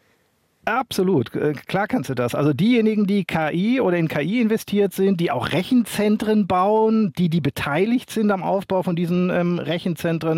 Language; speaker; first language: German; native; German